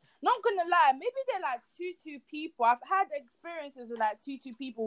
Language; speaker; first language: English; non-native, local second language; Yoruba